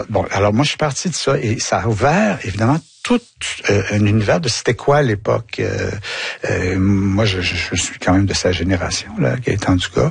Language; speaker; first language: French; native; French